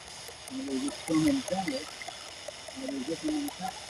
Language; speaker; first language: French; native; French